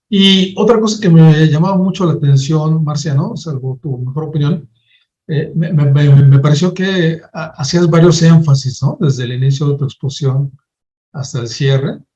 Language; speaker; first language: Spanish; native; Spanish